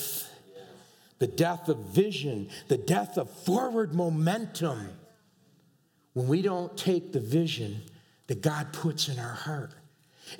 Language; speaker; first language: English; native; English